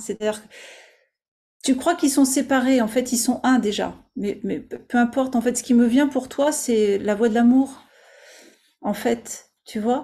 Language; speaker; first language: French; native; French